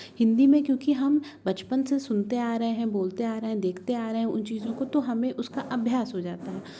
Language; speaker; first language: Hindi; native; Hindi